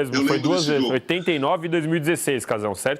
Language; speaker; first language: Portuguese; native; Portuguese